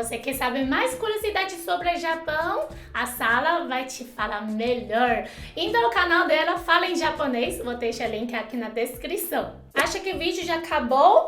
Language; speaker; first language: Portuguese; non-native, fluent; Chinese